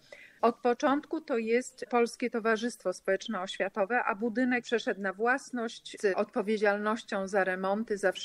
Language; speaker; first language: Polish; native; Polish